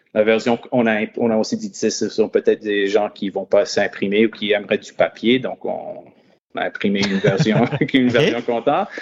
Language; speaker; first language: French; native; French